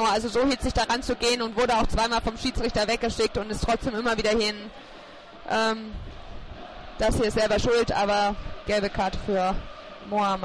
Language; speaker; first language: German; native; German